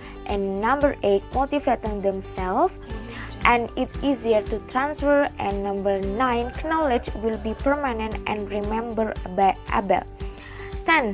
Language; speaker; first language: English; non-native, learner; Indonesian